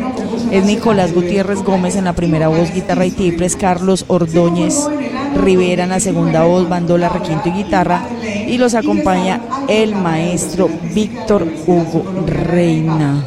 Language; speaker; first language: Spanish; native; Spanish